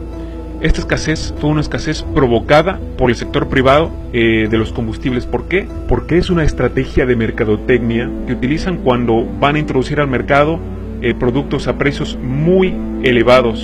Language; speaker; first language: Spanish; native; Spanish